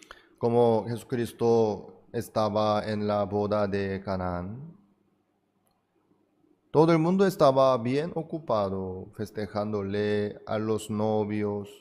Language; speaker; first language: Spanish; non-native, fluent; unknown